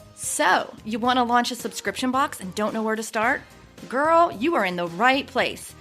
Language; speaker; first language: English; native; English